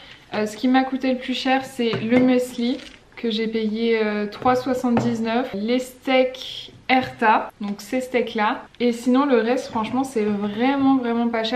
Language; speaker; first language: French; native; French